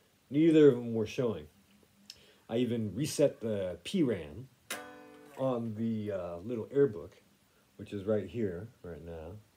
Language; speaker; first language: English; native; English